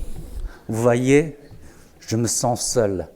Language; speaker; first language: French; non-native, fluent; Chinese